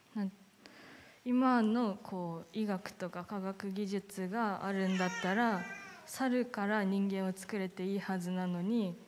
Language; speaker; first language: Japanese; native; Japanese